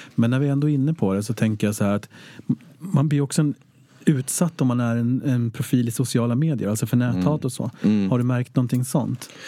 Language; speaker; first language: Swedish; native; Swedish